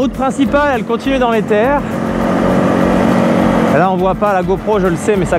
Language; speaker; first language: French; native; French